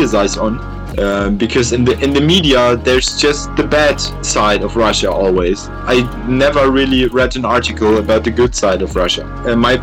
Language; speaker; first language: English; non-native, fluent; German